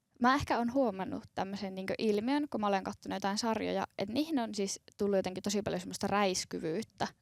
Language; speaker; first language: Finnish; native; Finnish